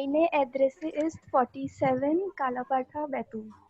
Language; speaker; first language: German; non-native, learner; Hindi